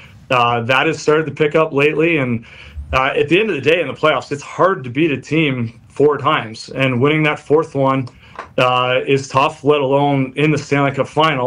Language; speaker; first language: English; native; English